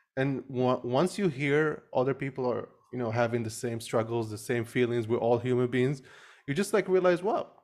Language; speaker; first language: English; early bilingual, other home language; Arabic